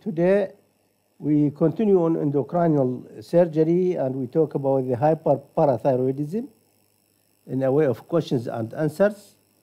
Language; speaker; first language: English; non-native, fluent; Arabic